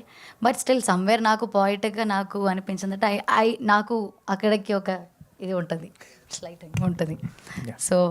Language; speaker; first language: Telugu; non-native, fluent; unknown